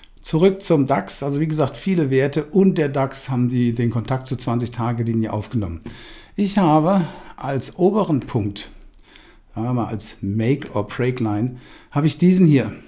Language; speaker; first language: German; native; German